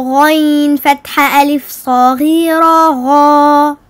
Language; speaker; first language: Arabic; non-native, learner; French